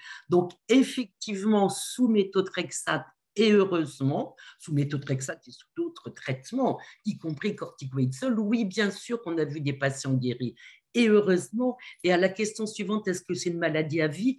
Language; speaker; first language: French; native; French